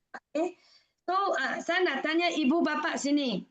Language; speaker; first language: Indonesian; non-native, fluent; Malay